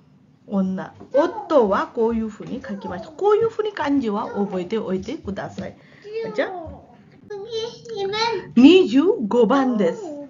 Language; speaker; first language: Japanese; non-native, fluent; Hindi